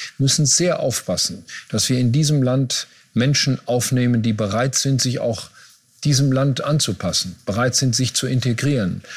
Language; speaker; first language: German; native; German